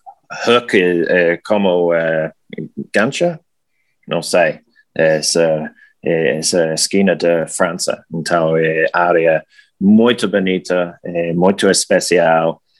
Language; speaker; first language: Portuguese; non-native, learner; English